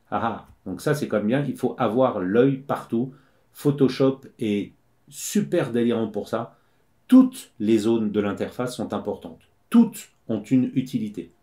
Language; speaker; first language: French; native; French